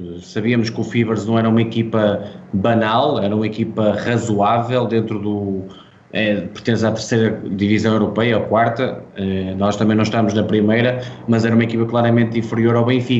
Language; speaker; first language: Portuguese; native; Portuguese